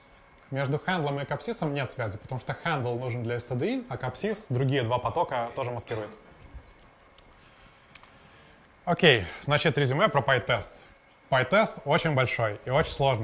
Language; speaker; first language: Russian; native; Russian